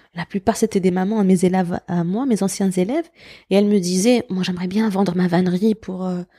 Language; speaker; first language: French; non-native, local second language; Arabic